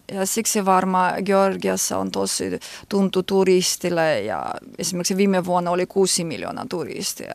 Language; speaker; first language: Finnish; non-native, learner; Georgian